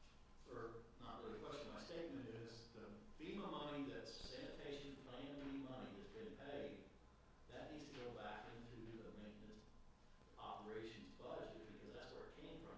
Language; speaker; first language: English; native; English